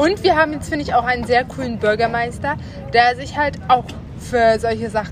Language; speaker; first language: German; native; German